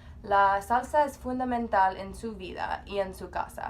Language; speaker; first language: Spanish; non-native, learner; English